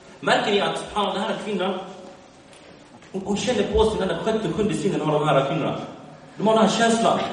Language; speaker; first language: Swedish; early bilingual, other home language; Arabic